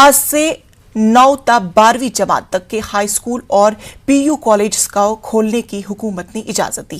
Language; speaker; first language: Hindi; native; Hindi